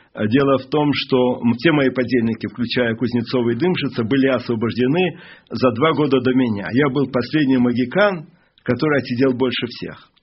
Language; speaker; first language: Russian; native; Russian